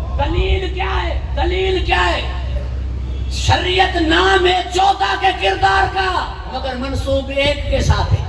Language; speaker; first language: Urdu; non-native, local second language; Sindhi